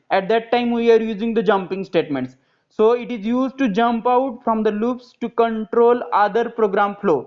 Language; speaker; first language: English; non-native, local second language; Marathi